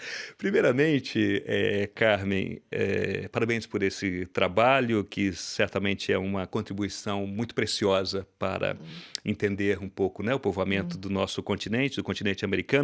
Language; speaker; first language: Portuguese; native; Portuguese